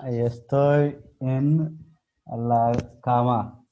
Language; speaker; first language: Spanish; non-native, learner; Hindi